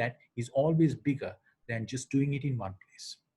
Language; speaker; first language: English; non-native, local second language; Sinhala